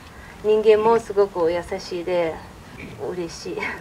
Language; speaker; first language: Japanese; non-native, fluent; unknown